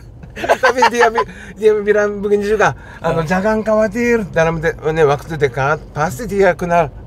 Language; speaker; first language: Indonesian; non-native, fluent; Japanese